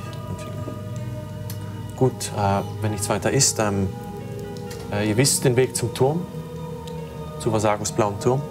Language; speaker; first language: German; native; German